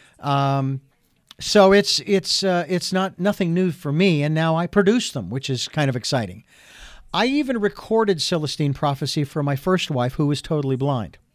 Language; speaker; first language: English; native; English